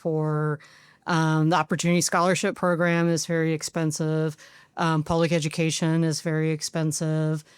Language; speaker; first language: English; native; English